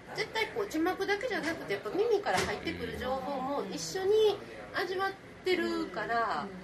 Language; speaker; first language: Japanese; native; Japanese